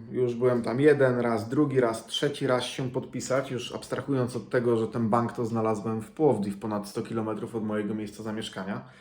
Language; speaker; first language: Polish; native; Polish